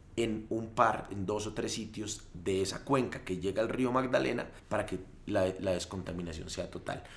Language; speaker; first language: Spanish; native; Spanish